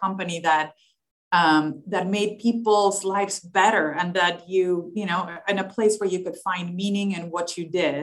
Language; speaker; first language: English; non-native, fluent; Spanish